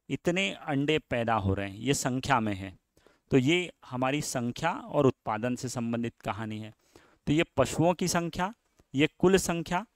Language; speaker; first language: Hindi; native; Hindi